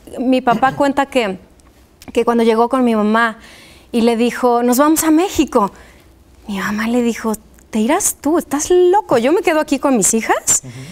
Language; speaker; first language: Spanish; early bilingual, other home language; Polish